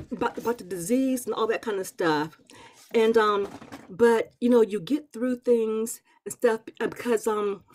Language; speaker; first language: English; native; English